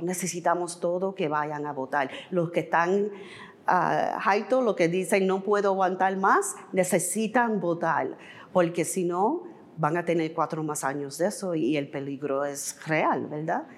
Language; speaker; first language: Spanish; early bilingual, heritage; English